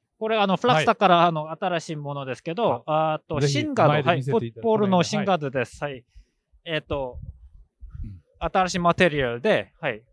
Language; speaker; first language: Japanese; non-native, learner; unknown